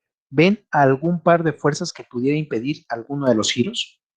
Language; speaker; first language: Spanish; native; Spanish